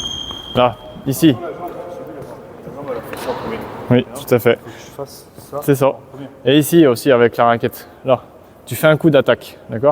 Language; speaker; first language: French; native; French